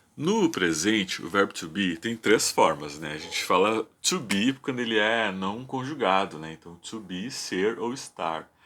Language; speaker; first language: Portuguese; native; Portuguese